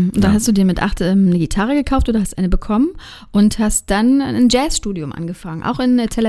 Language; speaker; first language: German; native; German